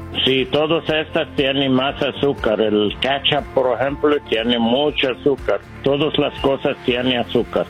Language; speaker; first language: Spanish; non-native, learner; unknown